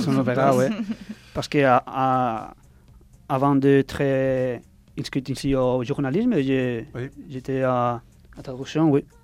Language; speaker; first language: French; early bilingual, heritage; Spanish